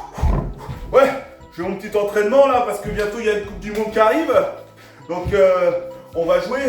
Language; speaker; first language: French; native; French